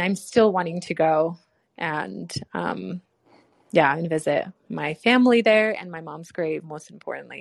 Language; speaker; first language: English; non-native, fluent; Ukrainian